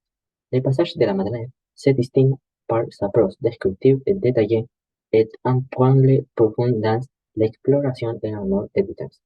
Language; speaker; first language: French; non-native, learner; Spanish